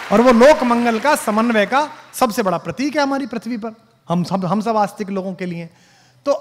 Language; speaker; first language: Hindi; native; Hindi